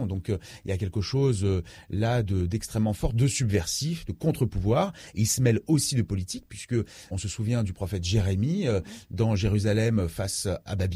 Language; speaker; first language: French; native; French